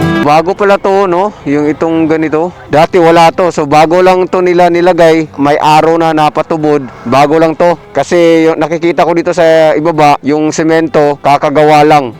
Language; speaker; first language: Filipino; non-native, local second language; Cebuano